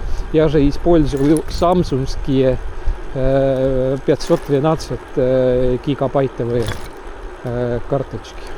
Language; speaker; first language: Russian; non-native, local second language; Estonian